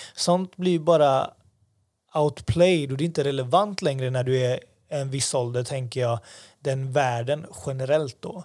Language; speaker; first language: Swedish; early bilingual, other home language; Persian